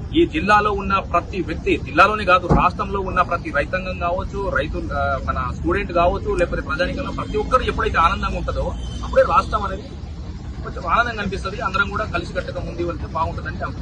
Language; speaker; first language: Telugu; native; Telugu